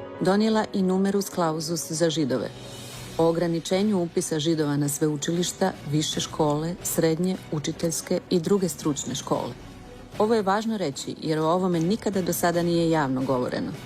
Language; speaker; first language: Croatian; native; Croatian